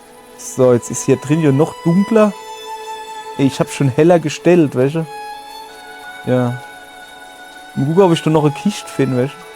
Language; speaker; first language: German; native; German